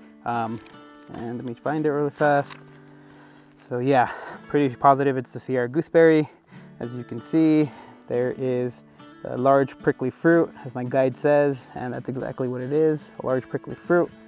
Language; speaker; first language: English; native; English